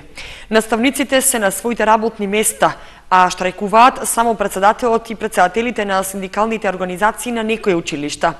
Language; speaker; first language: Macedonian; native; Macedonian